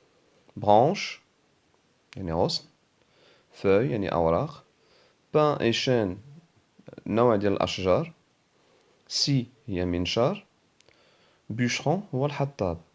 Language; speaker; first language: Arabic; native; Arabic